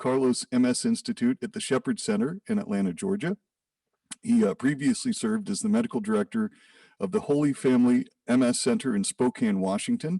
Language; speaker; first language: English; native; English